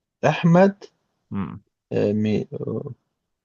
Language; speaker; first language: Arabic; non-native, learner; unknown